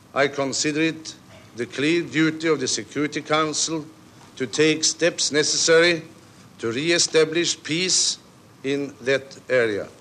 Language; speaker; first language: English; non-native, fluent; Norwegian